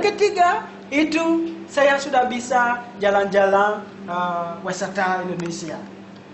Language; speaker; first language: Indonesian; non-native, learner; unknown